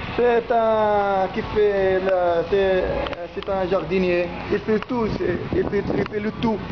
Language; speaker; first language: French; non-native, local second language; Arabic